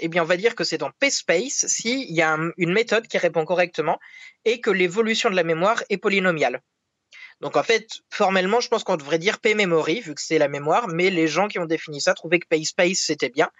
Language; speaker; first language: French; native; French